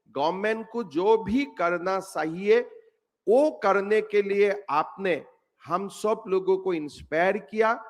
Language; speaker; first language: Hindi; non-native, local second language; Assamese